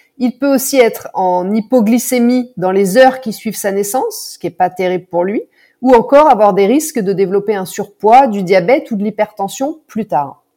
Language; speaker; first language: French; native; French